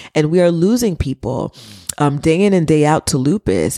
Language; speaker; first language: English; early bilingual, other home language; Haitian Creole